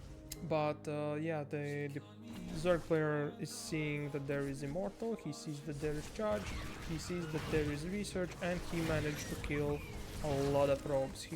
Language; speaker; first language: English; non-native, fluent; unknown